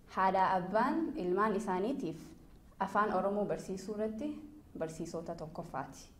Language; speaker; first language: Oromo; early bilingual, heritage; Oromo